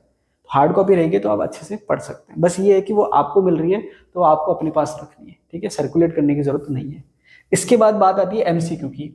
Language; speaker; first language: Hindi; native; Hindi